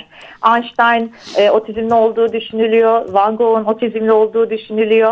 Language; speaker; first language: Turkish; native; Turkish